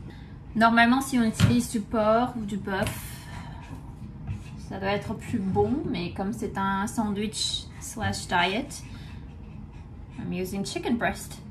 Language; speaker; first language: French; non-native, fluent; Korean